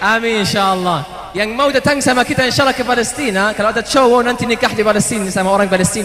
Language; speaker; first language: Indonesian; non-native, learner; Arabic